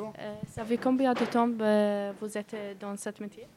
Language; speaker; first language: French; non-native, learner; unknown